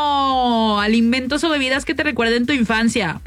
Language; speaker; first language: Spanish; native; Spanish